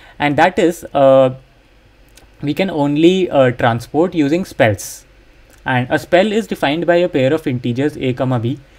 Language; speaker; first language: English; non-native, local second language; Hindi